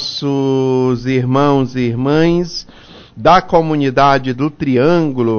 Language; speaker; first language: Portuguese; native; Portuguese